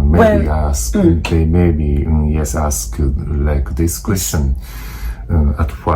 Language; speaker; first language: English; non-native, learner; Japanese